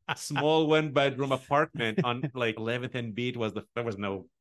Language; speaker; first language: English; non-native, fluent; Arabic